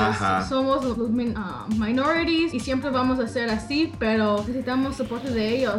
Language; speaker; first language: Spanish; early bilingual, heritage; English